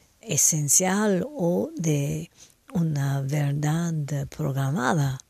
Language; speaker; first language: Spanish; non-native, fluent; French